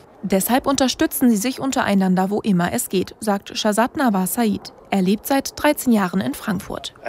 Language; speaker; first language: German; native; German